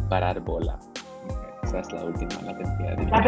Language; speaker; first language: Spanish; non-native, fluent; English